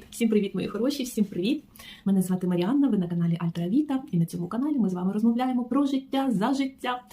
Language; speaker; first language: Ukrainian; non-native, local second language; Russian